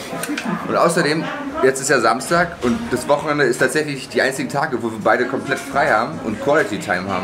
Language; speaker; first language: German; native; German